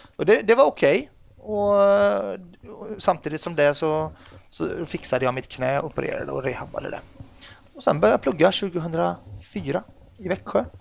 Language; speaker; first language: Swedish; early bilingual, other home language; Arabic